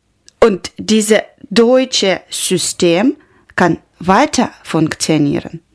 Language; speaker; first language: German; non-native, learner; Ukrainian